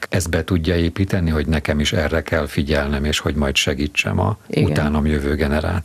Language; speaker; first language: Hungarian; native; Hungarian